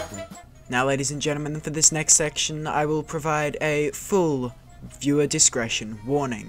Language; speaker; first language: English; native; English